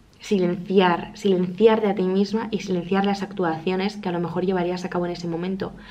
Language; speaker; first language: Spanish; native; Spanish